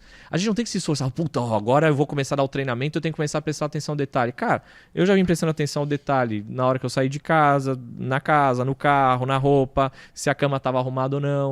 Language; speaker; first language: Portuguese; native; Portuguese